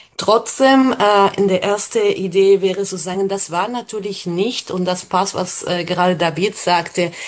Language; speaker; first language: German; non-native, fluent; Spanish